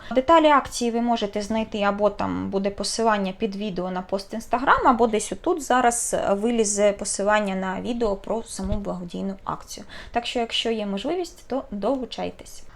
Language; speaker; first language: Ukrainian; non-native, local second language; Russian